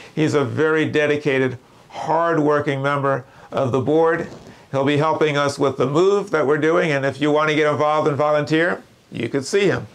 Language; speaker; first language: English; native; English